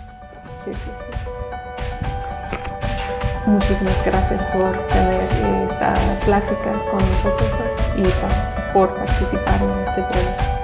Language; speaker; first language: Spanish; non-native, fluent; English